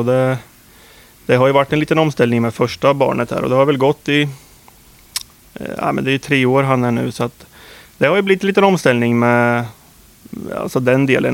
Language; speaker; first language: Swedish; native; Swedish